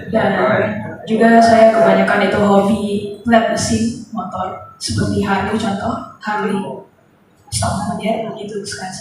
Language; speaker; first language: Indonesian; early bilingual, heritage; Indonesian